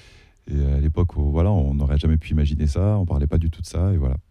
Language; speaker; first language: French; early bilingual, other home language; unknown